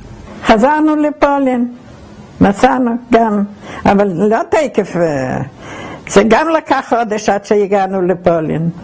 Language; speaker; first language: Hebrew; non-native, fluent; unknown